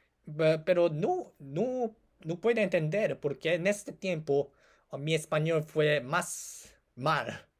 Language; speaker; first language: Spanish; non-native, learner; Korean